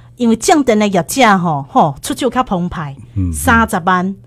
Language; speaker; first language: Chinese; native; Chinese